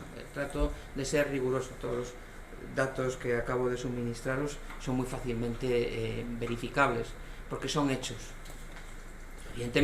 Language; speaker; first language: Spanish; native; Spanish